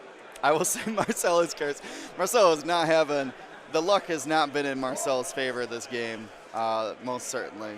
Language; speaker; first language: English; native; English